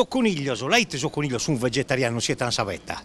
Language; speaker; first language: Italian; native; Italian